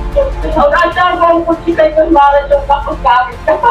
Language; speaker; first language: Filipino; non-native, local second language; Cebuano